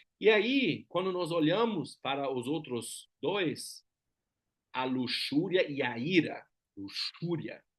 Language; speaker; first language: Portuguese; non-native, fluent; German